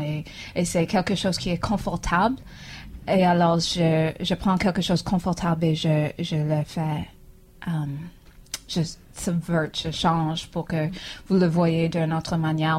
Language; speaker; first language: French; non-native, fluent; English